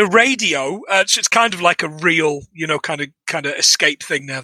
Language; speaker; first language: English; native; English